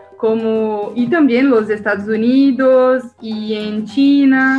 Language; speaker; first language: Spanish; non-native, learner; Portuguese